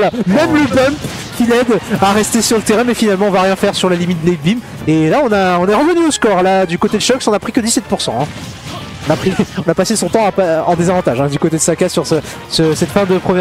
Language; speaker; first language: French; native; French